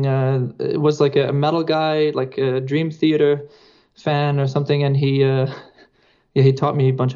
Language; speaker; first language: English; non-native, fluent; Dutch